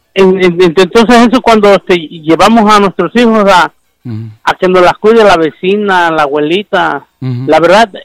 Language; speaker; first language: Spanish; non-native, local second language; Mixtepec Mixtec